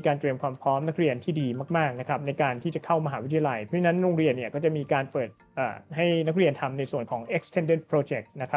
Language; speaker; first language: Thai; native; Thai